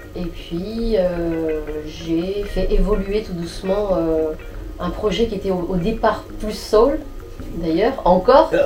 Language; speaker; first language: French; native; French